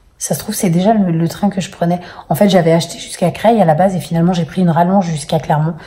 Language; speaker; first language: French; native; French